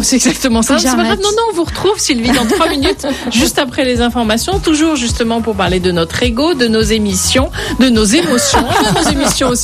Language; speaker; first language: French; native; French